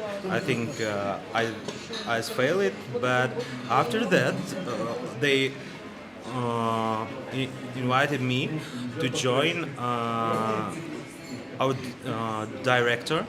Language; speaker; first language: English; non-native, learner; Russian